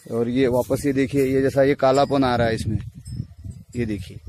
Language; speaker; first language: Hindi; non-native, local second language; Marathi